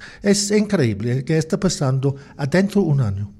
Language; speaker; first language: Spanish; non-native, learner; English